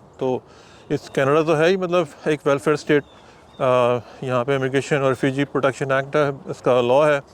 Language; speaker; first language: Urdu; native; Urdu